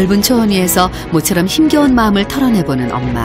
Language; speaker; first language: Korean; native; Korean